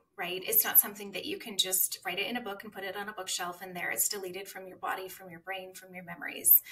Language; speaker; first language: English; native; English